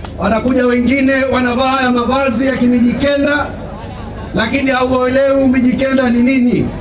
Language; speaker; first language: Swahili; native; Swahili